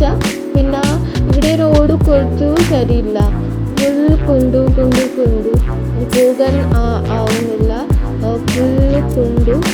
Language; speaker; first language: Malayalam; non-native, learner; Kannada